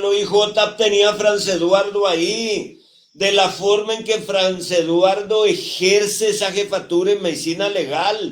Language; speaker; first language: Spanish; native; Spanish